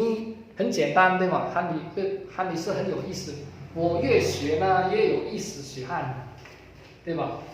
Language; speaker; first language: Chinese; non-native, fluent; Indonesian